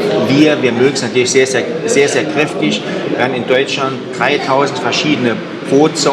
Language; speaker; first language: German; native; German